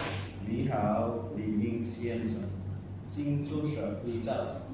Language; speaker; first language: Chinese; non-native, learner; Indonesian